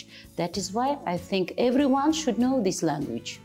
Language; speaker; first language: English; non-native, fluent; Kazakh